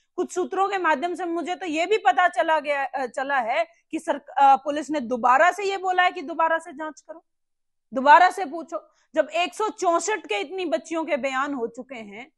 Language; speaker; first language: Hindi; native; Hindi